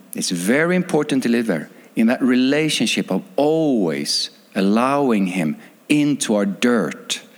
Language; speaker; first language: English; non-native, fluent; Swedish